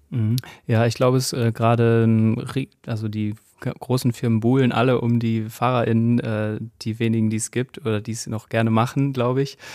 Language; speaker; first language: German; native; German